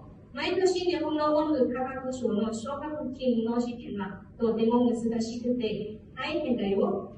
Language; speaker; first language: Japanese; non-native, fluent; Hmong